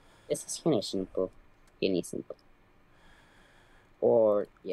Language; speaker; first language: English; native; English